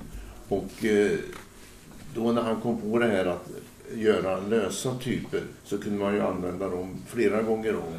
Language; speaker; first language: Swedish; native; Swedish